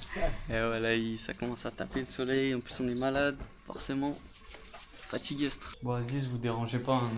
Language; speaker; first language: French; native; French